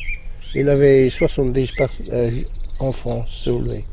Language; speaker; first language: French; non-native, local second language; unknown